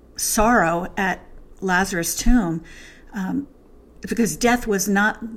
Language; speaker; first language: English; native; English